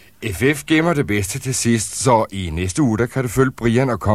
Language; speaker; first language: Danish; native; Danish